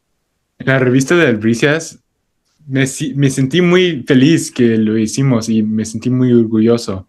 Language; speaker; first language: Spanish; early bilingual, heritage; Spanish